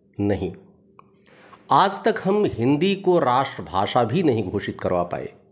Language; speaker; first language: Hindi; native; Hindi